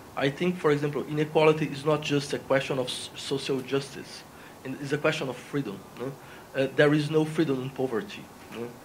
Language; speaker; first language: English; non-native, fluent; Spanish